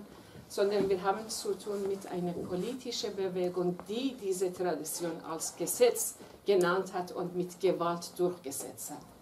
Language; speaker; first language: German; non-native, fluent; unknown